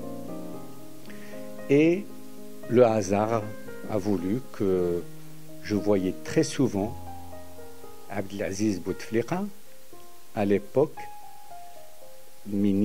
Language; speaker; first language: French; non-native, local second language; Arabic